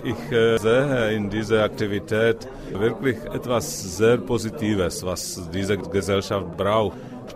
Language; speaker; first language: German; non-native, fluent; Czech